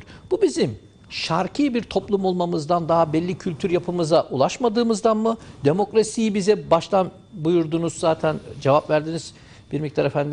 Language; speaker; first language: Turkish; native; Turkish